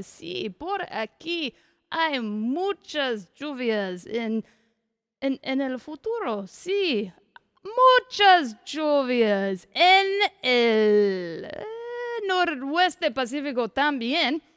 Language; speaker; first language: Spanish; non-native, learner; English